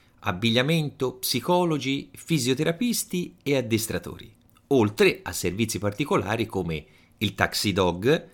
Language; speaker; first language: Italian; native; Italian